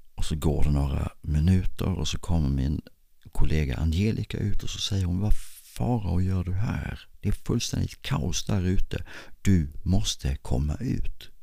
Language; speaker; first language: Swedish; native; Swedish